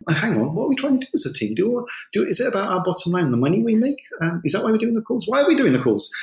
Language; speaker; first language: English; native; English